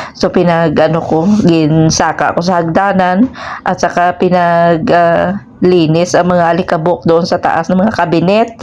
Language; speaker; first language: Filipino; non-native, local second language; Hiligaynon